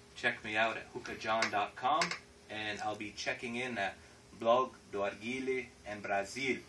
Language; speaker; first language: English; native; English